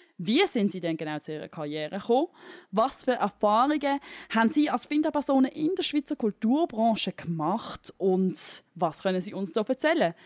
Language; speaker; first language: German; native; German